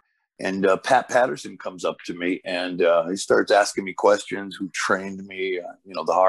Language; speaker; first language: English; early bilingual, other home language; Portuguese